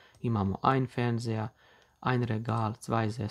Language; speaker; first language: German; non-native, fluent; Bosnian